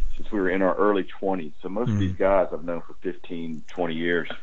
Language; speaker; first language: English; native; English